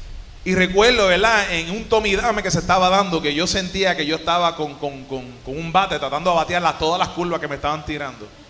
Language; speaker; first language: Spanish; native; Spanish